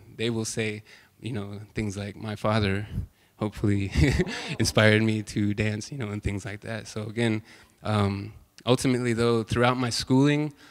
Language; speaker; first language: English; native; English